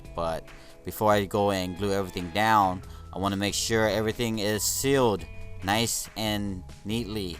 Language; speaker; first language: English; native; English